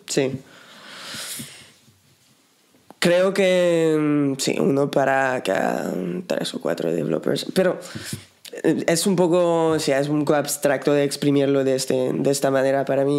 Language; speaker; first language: Spanish; non-native, fluent; French